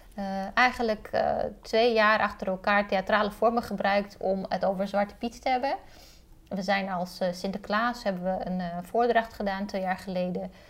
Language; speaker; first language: Dutch; early bilingual, other home language; Romanian